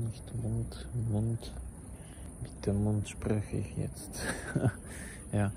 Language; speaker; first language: German; non-native, learner; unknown